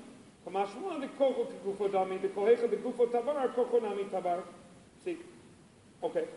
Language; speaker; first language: Hebrew; non-native, fluent; English